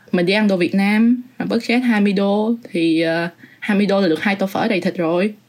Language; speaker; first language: Vietnamese; native; Vietnamese